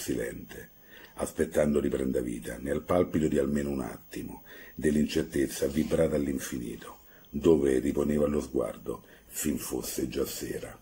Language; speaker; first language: Italian; native; Italian